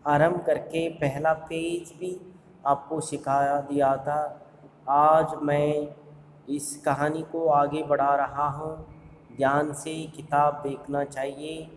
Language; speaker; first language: Hindi; non-native, local second language; Kannada